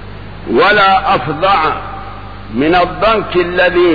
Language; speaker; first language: Arabic; native; Arabic